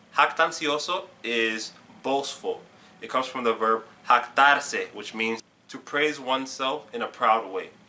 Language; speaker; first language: English; native; English